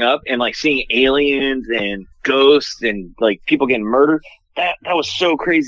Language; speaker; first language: English; native; English